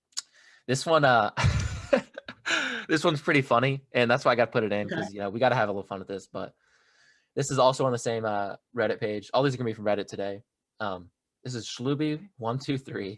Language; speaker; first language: English; native; English